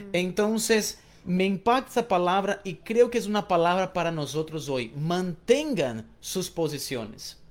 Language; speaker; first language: Spanish; non-native, fluent; Portuguese